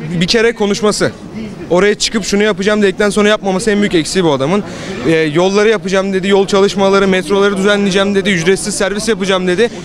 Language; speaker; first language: Turkish; native; Turkish